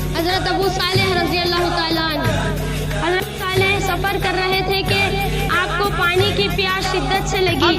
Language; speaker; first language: Urdu; native; Urdu